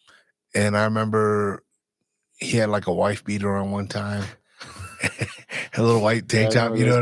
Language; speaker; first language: English; native; English